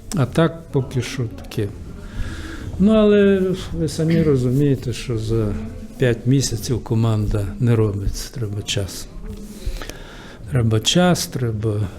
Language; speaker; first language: Ukrainian; native; Ukrainian